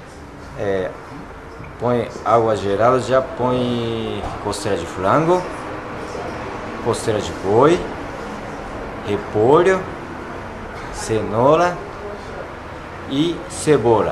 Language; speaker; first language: Portuguese; non-native, learner; Japanese